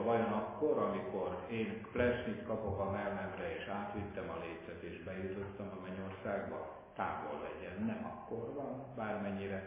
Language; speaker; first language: Hungarian; native; Hungarian